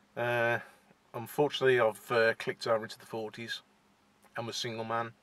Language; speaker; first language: English; native; English